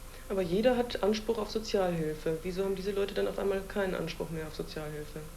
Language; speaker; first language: German; native; German